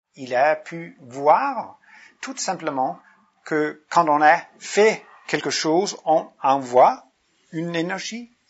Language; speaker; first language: French; non-native, fluent; Danish